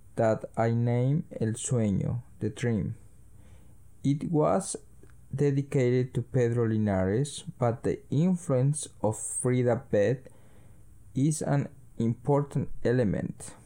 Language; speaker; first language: English; early bilingual, other home language; Spanish